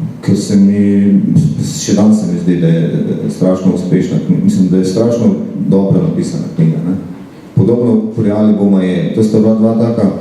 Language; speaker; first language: Slovenian; native; Slovenian